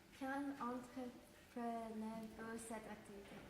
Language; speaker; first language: French; non-native, learner; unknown